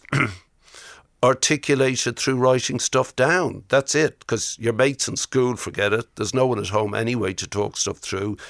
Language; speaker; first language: English; native; English